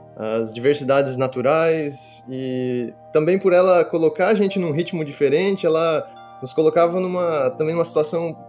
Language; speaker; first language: Portuguese; native; Portuguese